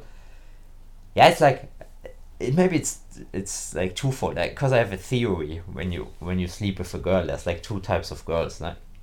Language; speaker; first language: English; non-native, fluent; German